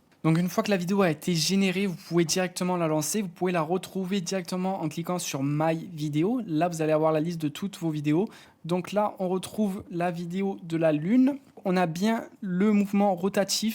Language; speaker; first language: French; native; French